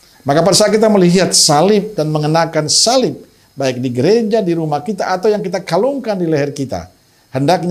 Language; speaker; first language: Indonesian; native; Indonesian